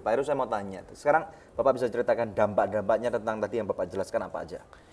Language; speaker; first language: Indonesian; native; Indonesian